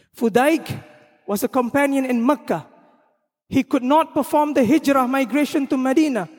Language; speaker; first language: English; non-native, local second language; Malay